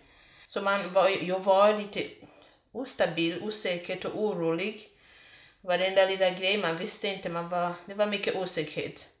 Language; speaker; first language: Swedish; non-native, fluent; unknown